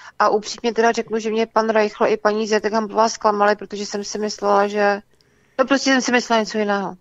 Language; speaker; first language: Czech; native; Czech